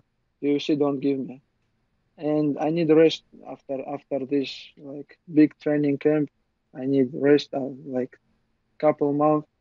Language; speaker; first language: English; non-native, learner; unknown